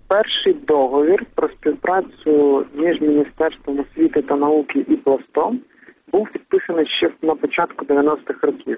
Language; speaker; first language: Ukrainian; native; Ukrainian